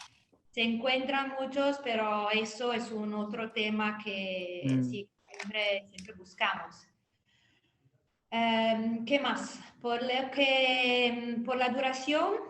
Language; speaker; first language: Spanish; non-native, fluent; Italian